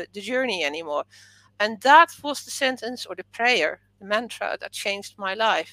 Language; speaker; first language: English; non-native, fluent; Dutch